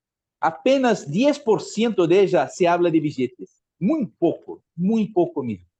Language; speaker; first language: Spanish; non-native, fluent; Portuguese